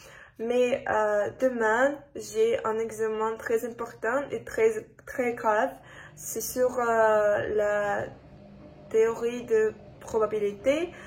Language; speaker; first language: French; non-native, learner; Russian